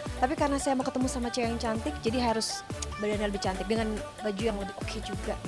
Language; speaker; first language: Indonesian; native; Indonesian